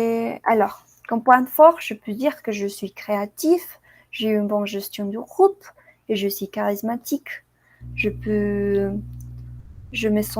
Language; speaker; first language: French; non-native, learner; Spanish